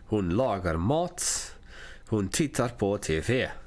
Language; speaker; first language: Swedish; non-native, learner; English